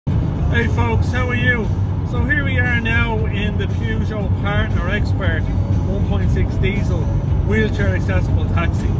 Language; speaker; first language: English; native; English